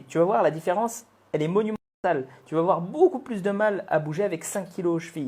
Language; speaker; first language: French; native; French